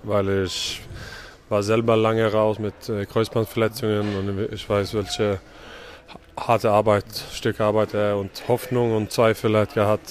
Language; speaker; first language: German; non-native, fluent; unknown